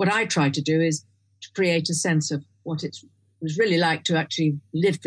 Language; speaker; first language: English; native; English